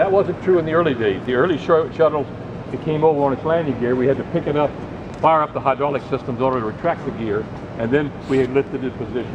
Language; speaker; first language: English; native; English